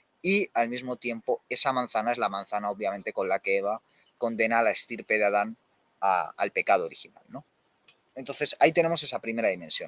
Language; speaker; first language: Spanish; native; Spanish